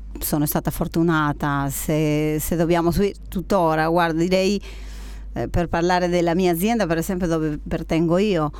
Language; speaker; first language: Italian; non-native, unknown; Spanish